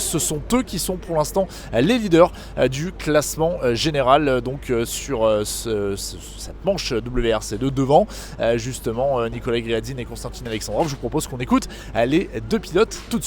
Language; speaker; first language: French; native; French